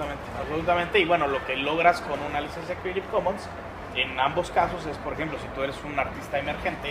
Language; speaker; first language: Spanish; native; Spanish